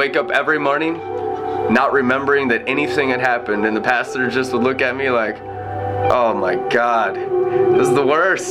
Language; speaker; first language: English; native; English